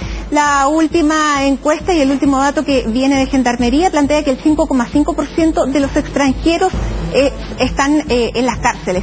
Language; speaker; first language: Spanish; native; Spanish